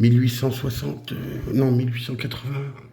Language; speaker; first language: French; native; French